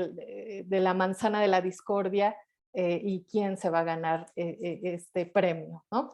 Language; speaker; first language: Spanish; native; Spanish